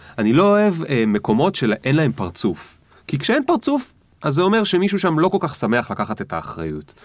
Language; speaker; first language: Hebrew; native; Hebrew